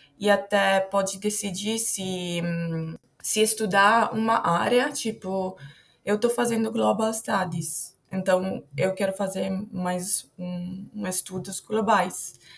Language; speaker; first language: Portuguese; non-native, fluent; Italian